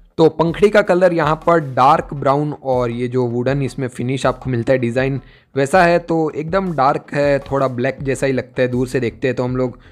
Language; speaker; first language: Hindi; native; Hindi